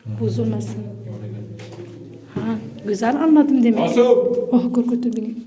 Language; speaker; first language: Turkish; non-native, learner; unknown